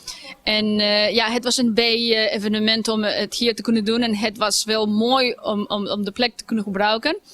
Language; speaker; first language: Dutch; non-native, fluent; Spanish